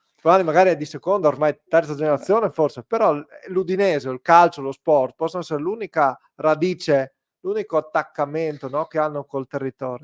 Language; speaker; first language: Italian; native; Italian